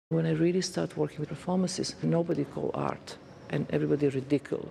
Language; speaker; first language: English; non-native, fluent; Serbian